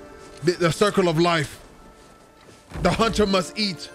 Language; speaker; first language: English; native; English